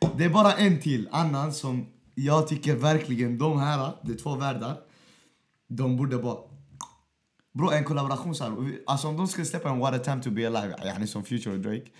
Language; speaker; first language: Swedish; early bilingual, other home language; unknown